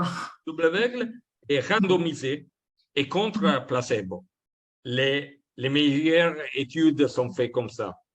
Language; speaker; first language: French; non-native, learner; Italian